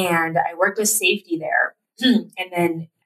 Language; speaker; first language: English; native; English